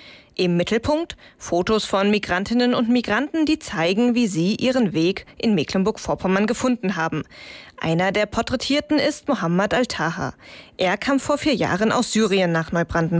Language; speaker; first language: German; native; German